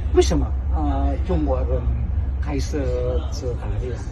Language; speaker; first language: Chinese; non-native, learner; Indonesian